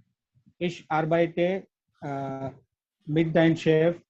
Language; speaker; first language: German; non-native, learner; Gujarati